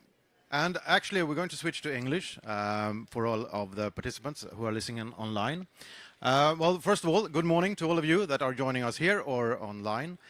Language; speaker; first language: English; non-native, fluent; Swedish